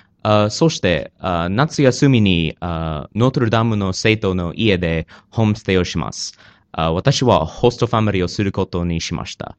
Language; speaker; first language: Japanese; non-native, learner; English